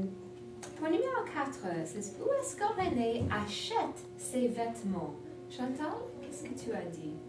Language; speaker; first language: French; non-native, fluent; English